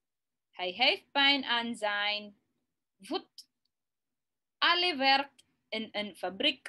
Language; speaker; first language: Dutch; non-native, learner; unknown